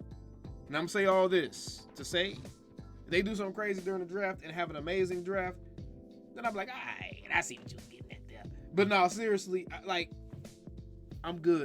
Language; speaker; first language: English; native; English